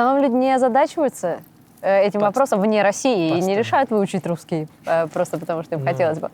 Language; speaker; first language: Russian; native; Russian